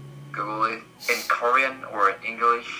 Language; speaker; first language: English; non-native, learner; Korean